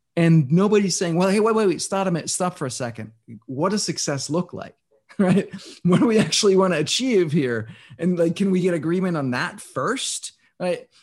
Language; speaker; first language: English; non-native, fluent; Danish